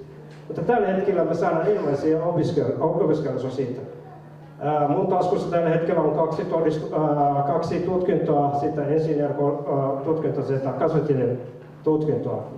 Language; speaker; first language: Finnish; non-native, fluent; Somali